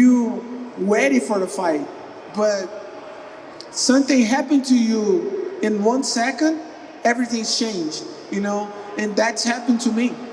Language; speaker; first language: English; non-native, learner; Portuguese